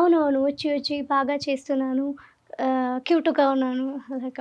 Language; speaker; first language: Telugu; non-native, learner; Malayalam